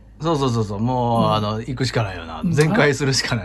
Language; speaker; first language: Japanese; native; Japanese